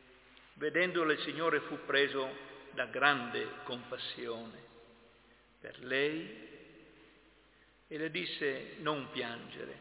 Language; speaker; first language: Italian; native; Italian